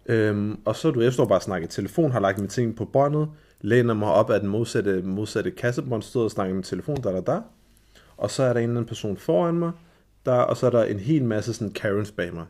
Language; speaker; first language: Danish; early bilingual, other home language; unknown